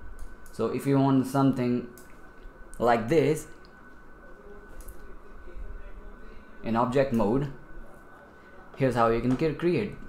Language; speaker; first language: English; non-native, fluent; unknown